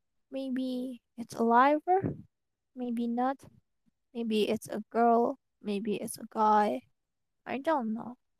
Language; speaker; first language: English; non-native, learner; Indonesian